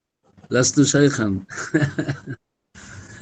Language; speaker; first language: Arabic; non-native, learner; Bangla